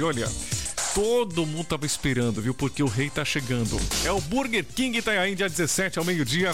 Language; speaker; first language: Portuguese; native; Portuguese